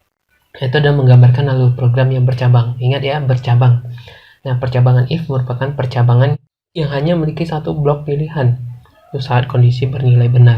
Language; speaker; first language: Indonesian; native; Indonesian